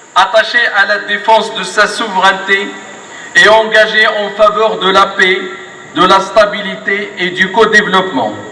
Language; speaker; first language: French; non-native, local second language; Arabic